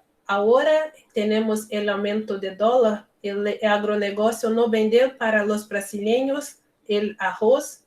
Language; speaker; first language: Spanish; non-native, learner; Portuguese